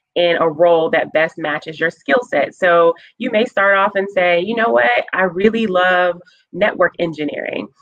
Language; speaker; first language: English; native; English